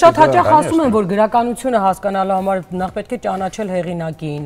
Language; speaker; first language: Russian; non-native, local second language; Armenian